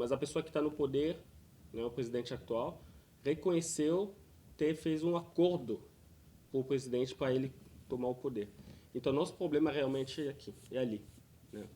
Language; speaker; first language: Portuguese; non-native, fluent; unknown